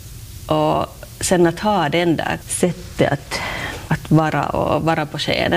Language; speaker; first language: Swedish; non-native, local second language; Finnish